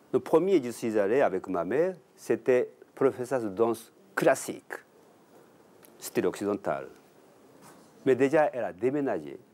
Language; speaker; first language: French; non-native, learner; Japanese